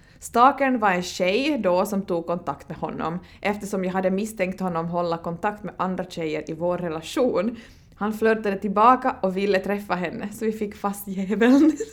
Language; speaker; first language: Swedish; native; Swedish